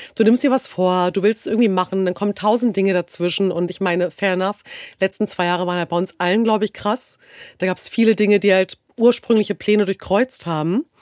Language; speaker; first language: German; early bilingual, other home language; Kurdish